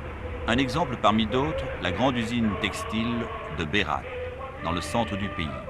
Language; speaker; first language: French; native; French